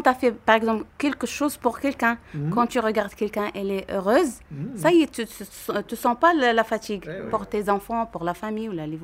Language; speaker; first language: French; non-native, learner; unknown